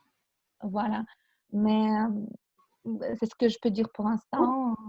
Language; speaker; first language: French; non-native, fluent; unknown